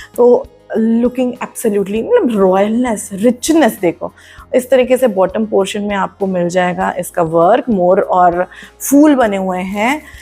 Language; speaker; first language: Hindi; non-native, local second language; Marathi